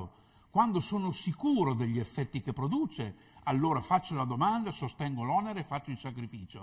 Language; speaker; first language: Italian; native; Italian